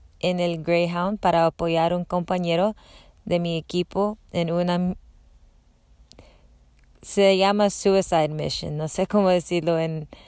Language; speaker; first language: Spanish; non-native, learner; English